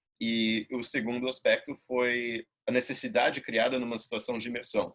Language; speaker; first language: Portuguese; native; Portuguese